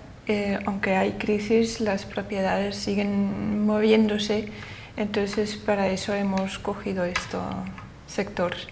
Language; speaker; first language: Spanish; non-native, fluent; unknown